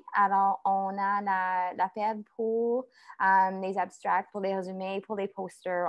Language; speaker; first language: French; non-native, fluent; English